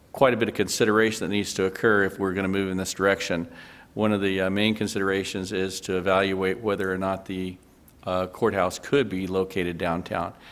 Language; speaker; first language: English; native; English